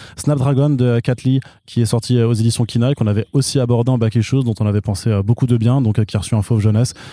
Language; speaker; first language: French; native; French